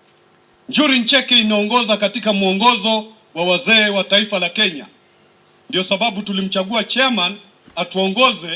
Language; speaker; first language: Swahili; non-native, local second language; Meru